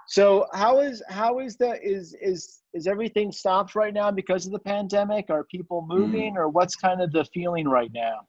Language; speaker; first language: English; native; English